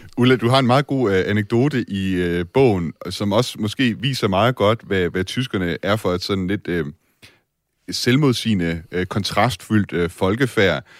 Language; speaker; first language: Danish; native; Danish